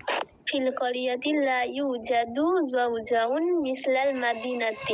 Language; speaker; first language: Arabic; non-native, learner; Bangla